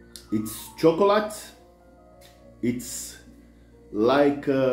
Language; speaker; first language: English; non-native, fluent; Portuguese